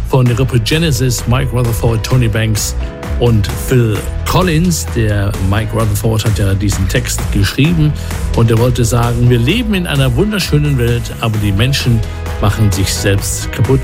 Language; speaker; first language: German; native; German